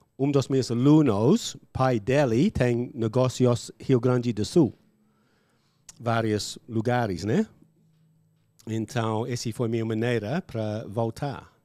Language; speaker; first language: Portuguese; non-native, learner; English